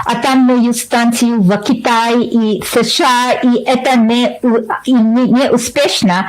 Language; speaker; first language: Russian; non-native, learner; English